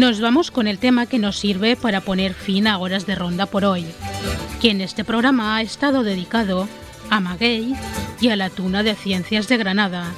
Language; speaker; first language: Spanish; native; Spanish